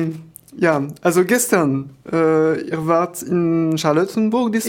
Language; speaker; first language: German; non-native, fluent; French